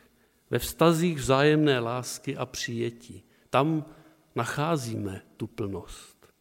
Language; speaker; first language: Czech; native; Czech